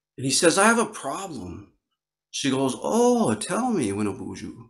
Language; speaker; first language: English; native; English